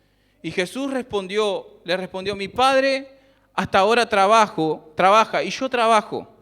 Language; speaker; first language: Spanish; native; Spanish